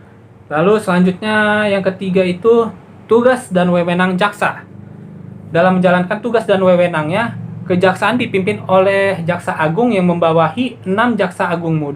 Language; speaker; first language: Indonesian; native; Indonesian